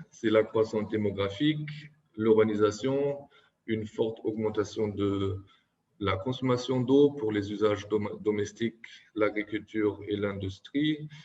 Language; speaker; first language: French; non-native, fluent; German